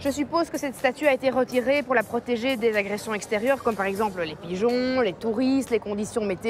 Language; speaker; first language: French; native; French